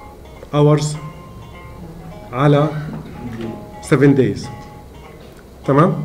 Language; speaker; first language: Arabic; native; Arabic